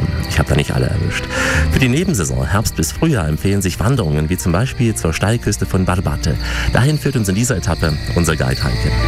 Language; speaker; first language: German; native; German